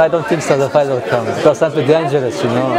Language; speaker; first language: English; non-native, learner; Armenian